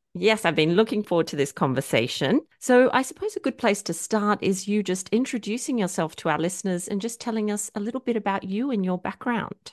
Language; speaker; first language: English; native; English